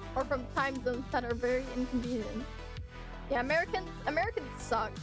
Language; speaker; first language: English; native; English